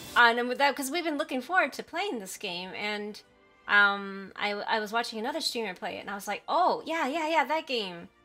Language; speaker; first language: English; native; English